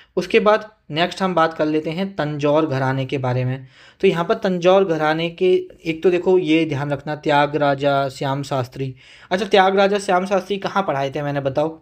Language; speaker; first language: Hindi; native; Hindi